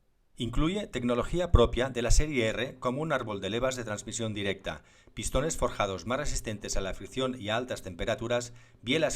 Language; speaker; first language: Spanish; native; Spanish